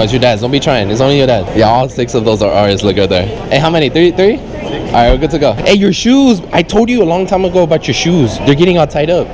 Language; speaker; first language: English; early bilingual, other home language; Spanish